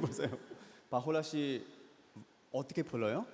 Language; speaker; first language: Korean; early bilingual, heritage; English